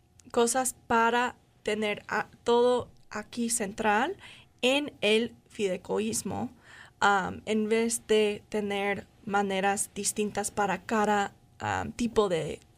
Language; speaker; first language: Spanish; non-native, learner; English